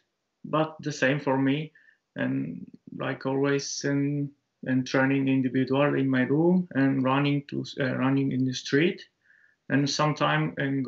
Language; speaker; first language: English; non-native, learner; Japanese